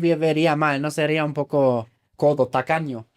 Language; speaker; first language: Spanish; non-native, fluent; German